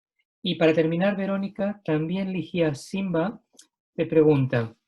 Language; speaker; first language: Spanish; native; Spanish